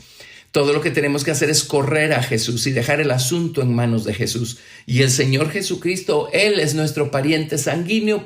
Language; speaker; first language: Spanish; native; Spanish